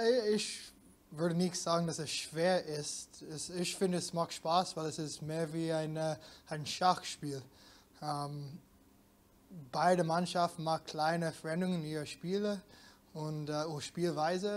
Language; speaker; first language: German; non-native, fluent; English